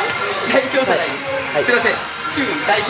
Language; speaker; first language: Japanese; native; Japanese